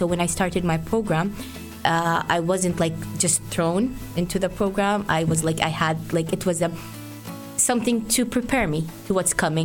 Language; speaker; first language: English; non-native, fluent; Arabic